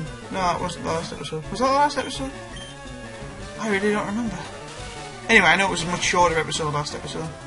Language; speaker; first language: English; native; English